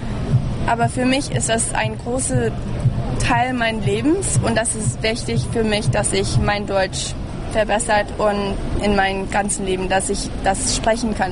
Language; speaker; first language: German; early bilingual, heritage; English